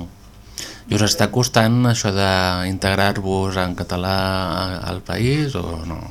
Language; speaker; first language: Catalan; native; Catalan